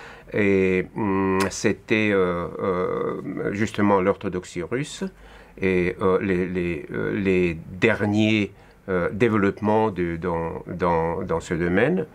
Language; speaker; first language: French; non-native, fluent; Russian